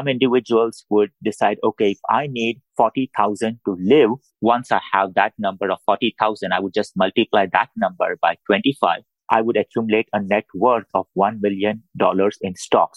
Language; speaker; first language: English; non-native, local second language; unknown